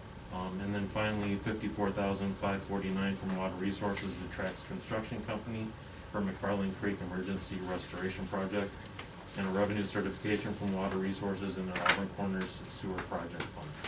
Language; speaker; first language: English; native; English